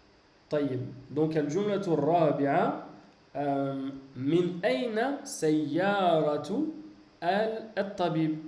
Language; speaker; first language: Arabic; non-native, fluent; French